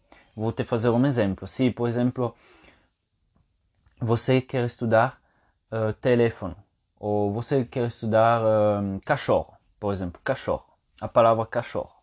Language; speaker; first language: Portuguese; non-native, fluent; Italian